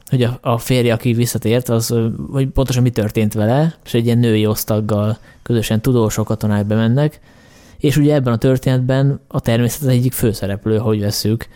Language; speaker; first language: Hungarian; native; Hungarian